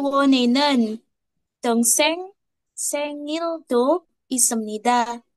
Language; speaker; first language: Korean; non-native, learner; Indonesian